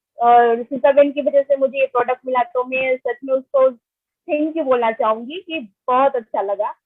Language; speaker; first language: Hindi; non-native, local second language; Gujarati